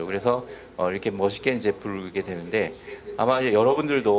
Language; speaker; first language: Korean; native; Korean